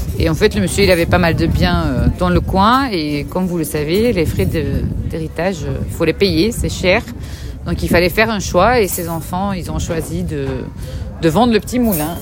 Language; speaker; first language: French; non-native, local second language; Dutch